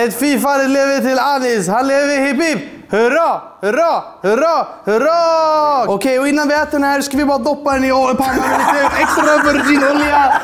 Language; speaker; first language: Swedish; early bilingual, other home language; Persian